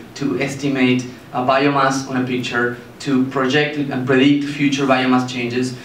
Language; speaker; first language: English; non-native, fluent; Spanish